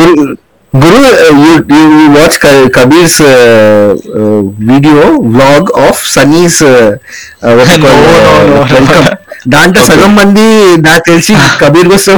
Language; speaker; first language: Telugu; native; Telugu